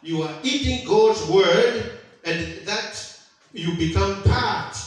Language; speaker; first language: English; non-native, local second language; Swahili